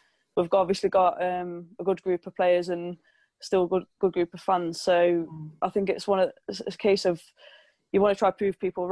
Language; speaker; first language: English; native; English